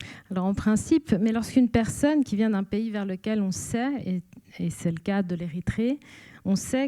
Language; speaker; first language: French; native; French